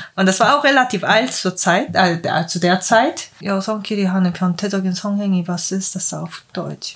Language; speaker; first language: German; non-native, fluent; Korean